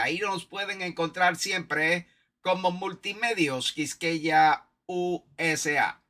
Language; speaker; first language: Spanish; native; Spanish